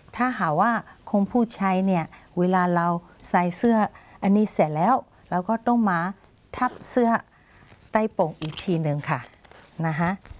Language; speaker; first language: Thai; non-native, fluent; Burmese